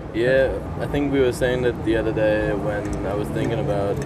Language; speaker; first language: English; non-native, fluent; German